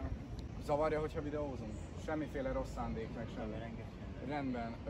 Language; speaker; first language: Hungarian; native; Hungarian